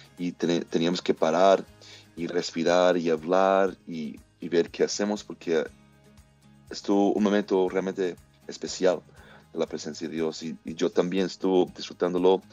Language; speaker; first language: Spanish; non-native, fluent; English